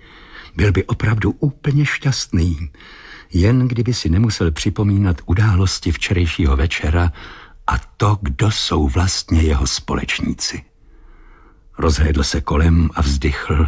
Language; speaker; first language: Czech; native; Czech